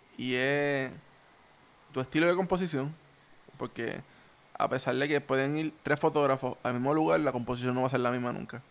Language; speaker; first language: Spanish; native; Spanish